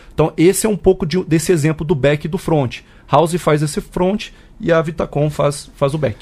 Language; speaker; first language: Portuguese; native; Portuguese